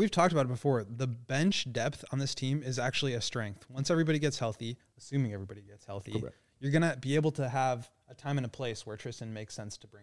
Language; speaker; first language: English; native; English